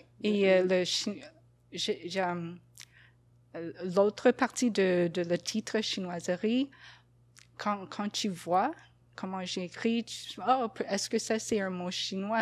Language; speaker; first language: French; non-native, fluent; English